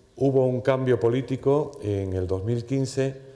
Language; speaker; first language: Spanish; native; Spanish